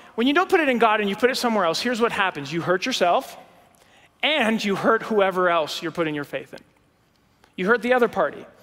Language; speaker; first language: English; early bilingual, heritage; English